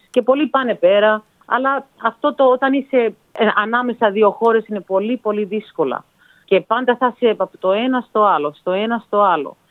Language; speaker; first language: Greek; early bilingual, heritage; Greek